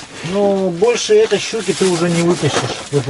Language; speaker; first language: Russian; native; Russian